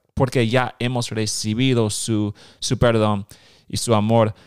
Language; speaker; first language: Spanish; non-native, fluent; English